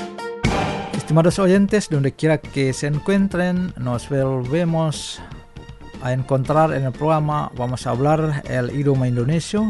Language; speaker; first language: Spanish; non-native, fluent; Indonesian